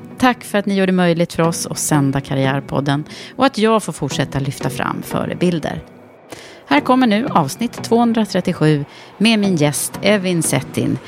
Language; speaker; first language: Swedish; native; Swedish